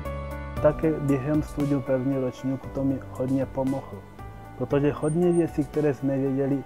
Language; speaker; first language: Czech; non-native, fluent; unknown